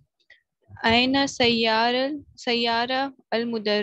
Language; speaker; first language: Arabic; non-native, learner; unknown